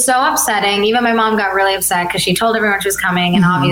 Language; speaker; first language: English; early bilingual, other home language; Albanian